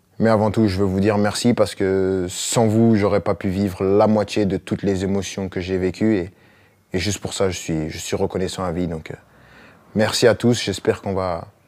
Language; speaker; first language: French; native; French